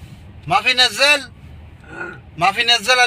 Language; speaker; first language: Arabic; non-native, learner; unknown